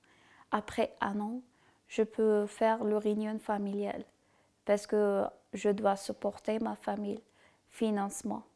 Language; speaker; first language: French; non-native, learner; Persian